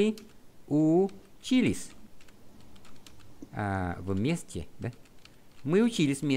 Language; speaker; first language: Russian; non-native, fluent; Vietnamese